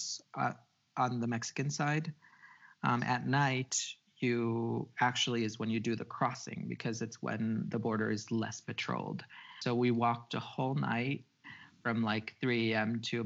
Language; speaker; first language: English; early bilingual, other home language; Spanish